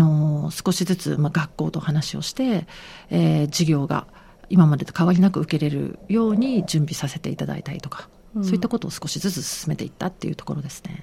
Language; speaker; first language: Japanese; native; Japanese